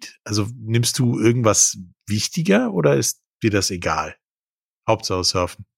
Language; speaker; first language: German; native; German